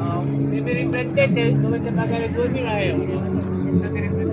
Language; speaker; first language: Italian; native; Italian